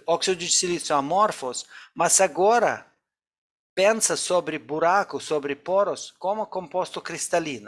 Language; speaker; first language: Portuguese; non-native, fluent; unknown